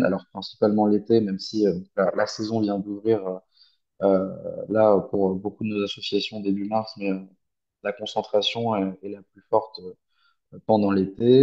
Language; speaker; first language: French; native; French